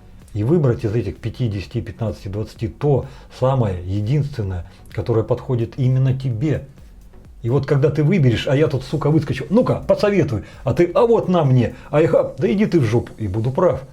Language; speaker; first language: Russian; native; Russian